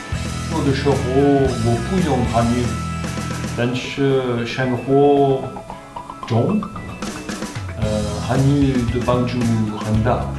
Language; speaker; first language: Chinese; non-native, fluent; French